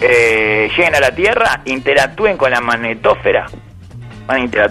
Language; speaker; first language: Spanish; native; Spanish